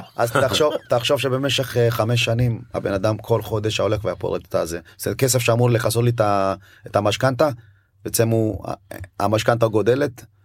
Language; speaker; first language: Hebrew; early bilingual, other home language; Amharic